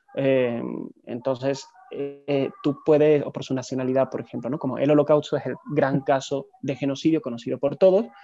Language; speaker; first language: Spanish; native; Spanish